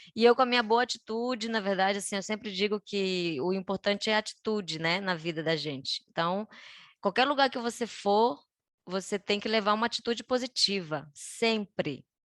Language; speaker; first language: Portuguese; native; Portuguese